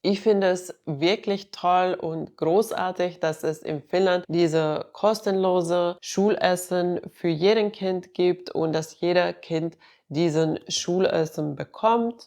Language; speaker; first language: German; non-native, fluent; Finnish